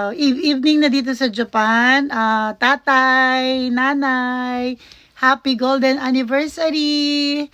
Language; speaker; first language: Filipino; native; Filipino